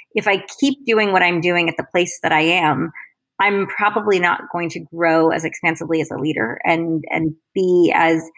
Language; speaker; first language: English; native; English